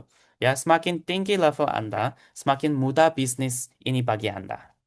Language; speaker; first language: Indonesian; non-native, fluent; Korean